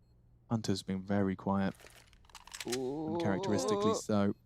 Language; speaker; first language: English; native; English